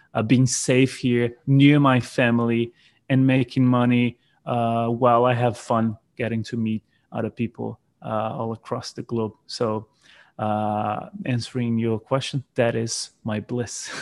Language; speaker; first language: English; non-native, fluent; Portuguese